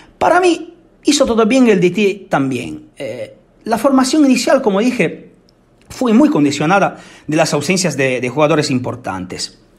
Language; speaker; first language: Spanish; non-native, fluent; Italian